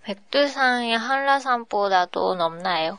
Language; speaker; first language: Korean; non-native, learner; Japanese